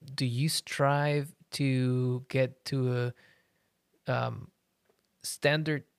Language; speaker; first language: English; early bilingual, other home language; Spanish